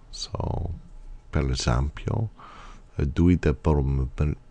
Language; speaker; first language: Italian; non-native, fluent; English